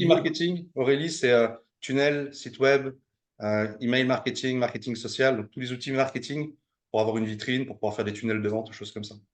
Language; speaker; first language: French; native; French